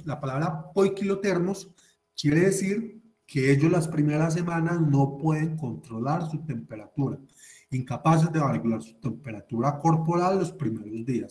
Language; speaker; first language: Spanish; native; Spanish